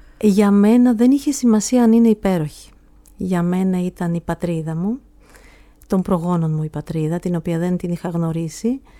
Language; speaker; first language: Greek; early bilingual, heritage; Greek